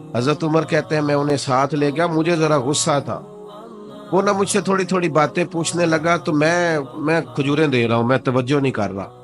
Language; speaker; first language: Urdu; non-native, local second language; Punjabi